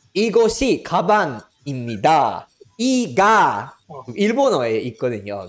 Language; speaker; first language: Korean; non-native, fluent; Spanish